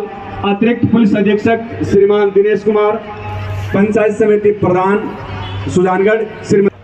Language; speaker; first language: Hindi; native; Hindi